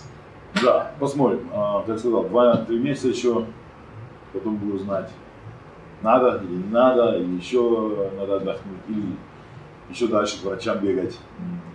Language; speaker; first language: Russian; non-native, fluent; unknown